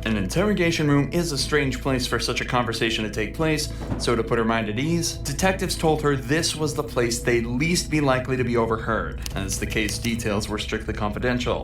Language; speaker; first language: English; native; English